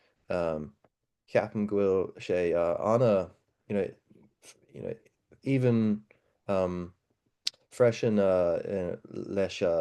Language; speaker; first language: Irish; non-native, learner; English